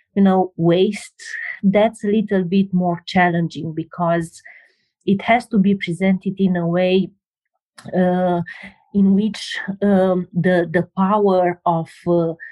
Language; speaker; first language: English; non-native, fluent; Romanian